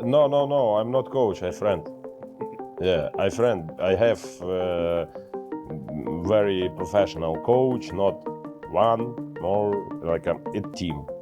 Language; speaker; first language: English; non-native, learner; Ukrainian